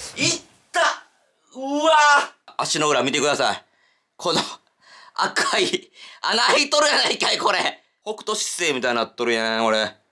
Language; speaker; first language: Japanese; native; Japanese